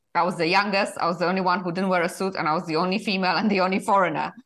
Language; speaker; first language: English; non-native, fluent; Polish